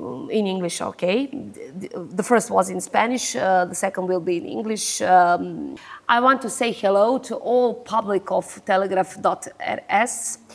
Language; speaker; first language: English; non-native, learner; Serbian